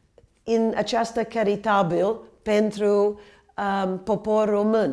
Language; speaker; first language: Romanian; early bilingual, heritage; Romanian